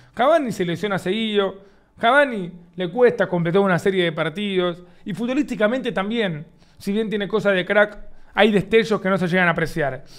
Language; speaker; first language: Spanish; native; Spanish